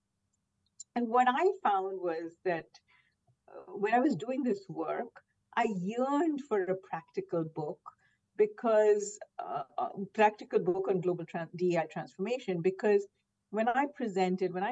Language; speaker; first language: English; non-native, local second language; Hindi